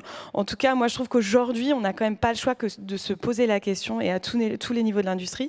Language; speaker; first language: French; native; French